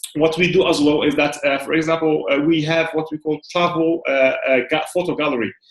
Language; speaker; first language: English; non-native, fluent; Arabic